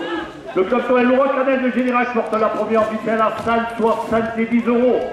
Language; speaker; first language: French; native; French